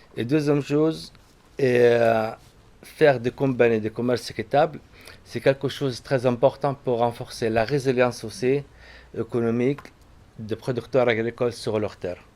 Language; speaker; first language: French; non-native, fluent; Arabic